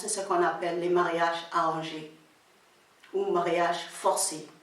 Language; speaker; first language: French; non-native, local second language; Somali